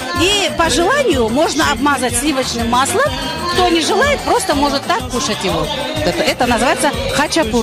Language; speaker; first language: Russian; native; Russian